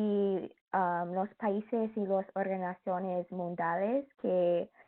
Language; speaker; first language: Spanish; non-native, learner; English